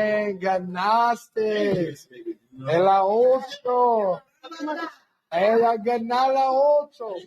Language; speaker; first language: Spanish; non-native, learner; English